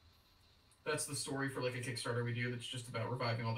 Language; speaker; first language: English; native; English